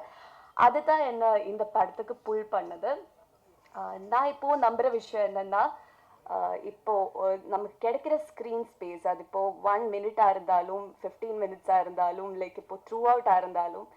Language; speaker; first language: Tamil; non-native, fluent; Malayalam